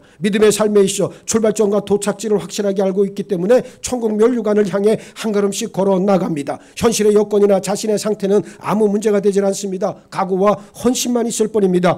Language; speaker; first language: Korean; native; Korean